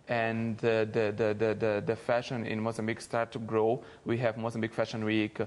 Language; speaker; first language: English; non-native, fluent; Portuguese